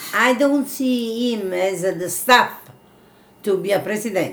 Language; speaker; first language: English; non-native, fluent; Italian